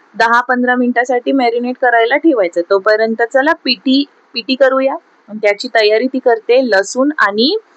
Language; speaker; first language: Marathi; non-native, local second language; Urdu